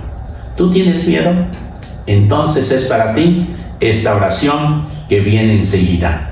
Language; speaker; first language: Spanish; native; Spanish